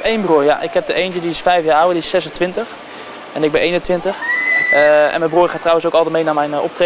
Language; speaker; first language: Dutch; native; Dutch